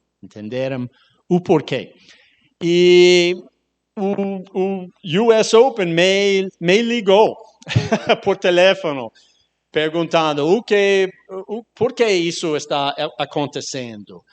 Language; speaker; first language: Portuguese; non-native, learner; English